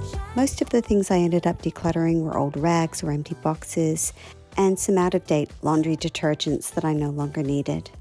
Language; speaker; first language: English; native; English